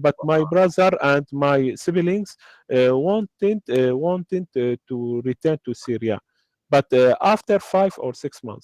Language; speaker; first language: English; non-native, learner; Arabic